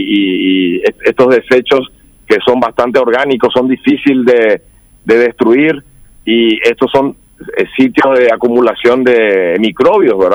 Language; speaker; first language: Spanish; native; Spanish